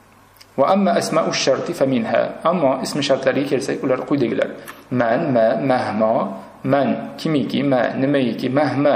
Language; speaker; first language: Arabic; non-native, fluent; Uzbek